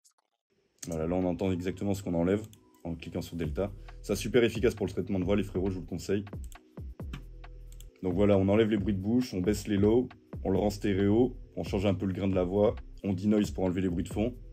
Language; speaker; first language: French; native; French